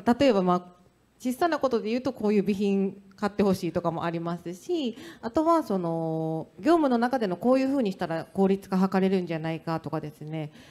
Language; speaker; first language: Japanese; native; Japanese